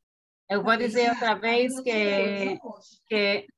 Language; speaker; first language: Portuguese; non-native, learner; Spanish